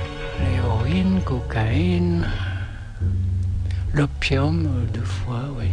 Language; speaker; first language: French; non-native, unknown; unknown